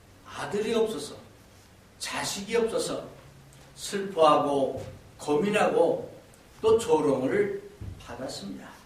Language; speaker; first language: Korean; native; Korean